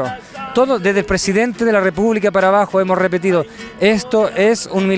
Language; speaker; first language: Spanish; native; Spanish